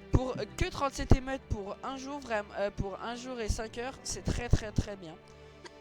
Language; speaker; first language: French; native; French